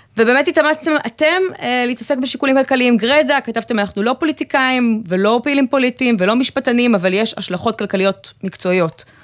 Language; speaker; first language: Hebrew; native; Hebrew